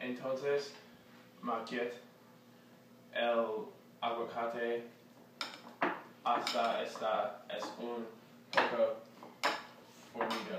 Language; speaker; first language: Spanish; non-native, learner; English